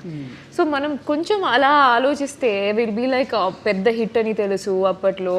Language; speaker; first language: Telugu; non-native, learner; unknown